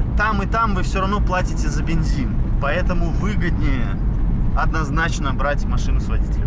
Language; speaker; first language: Russian; native; Russian